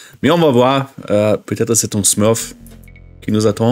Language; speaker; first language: French; non-native, learner; German